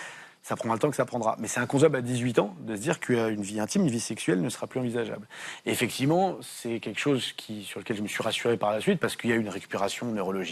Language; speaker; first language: French; native; French